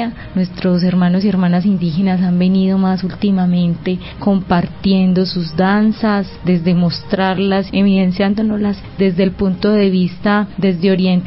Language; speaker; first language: Spanish; native; Spanish